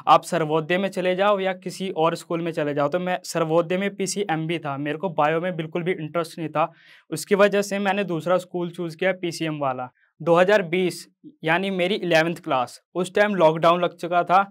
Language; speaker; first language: Hindi; native; Hindi